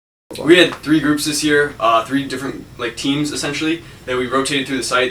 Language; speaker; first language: English; native; English